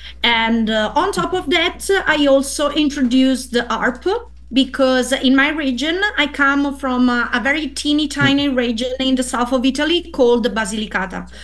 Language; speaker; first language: English; non-native, fluent; Italian